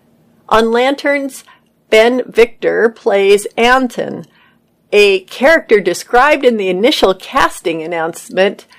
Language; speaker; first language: English; native; English